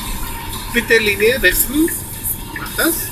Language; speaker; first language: German; non-native, learner; Greek